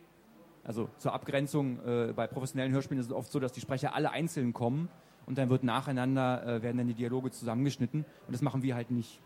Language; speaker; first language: German; native; German